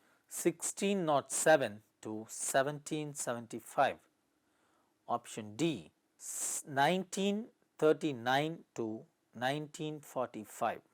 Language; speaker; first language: English; non-native, local second language; Tamil